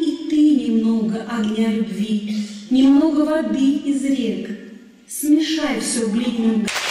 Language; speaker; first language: Russian; native; Russian